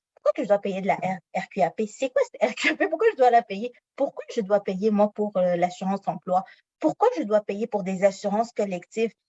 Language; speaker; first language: French; non-native, local second language; Arabic